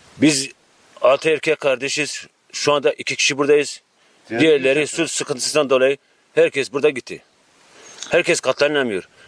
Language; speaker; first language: Turkish; native; Turkish